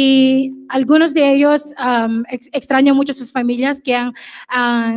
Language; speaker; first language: Spanish; non-native, fluent; English